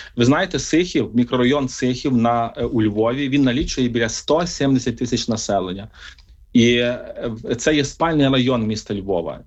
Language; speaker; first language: Ukrainian; native; Ukrainian